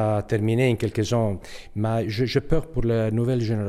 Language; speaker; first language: French; non-native, learner; Italian